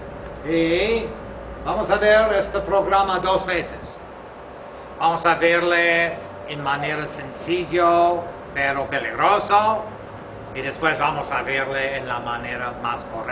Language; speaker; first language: Spanish; non-native, fluent; English